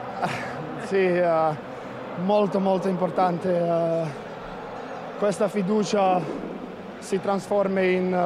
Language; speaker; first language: Italian; non-native, learner; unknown